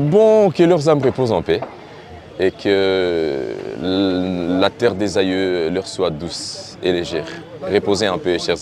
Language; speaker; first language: French; non-native, local second language; Swahili